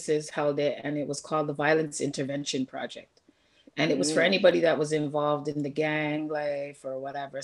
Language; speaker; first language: English; native; English